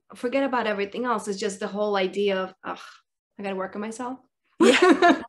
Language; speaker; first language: English; early bilingual, other home language; Russian